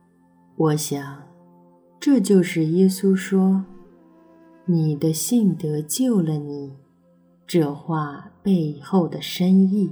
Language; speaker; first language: Chinese; native; Chinese